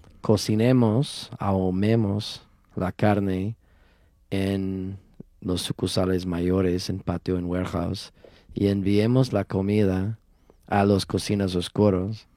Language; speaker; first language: Spanish; non-native, learner; English